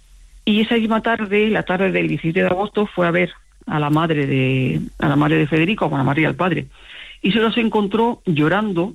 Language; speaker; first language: Spanish; native; Spanish